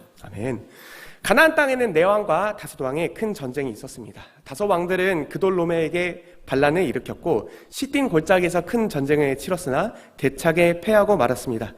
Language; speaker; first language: Korean; native; Korean